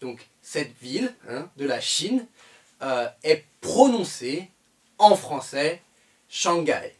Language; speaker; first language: French; native; French